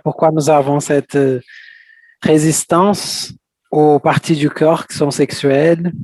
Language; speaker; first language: French; non-native, fluent; Portuguese